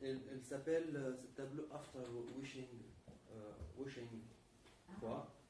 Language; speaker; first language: French; non-native, fluent; Arabic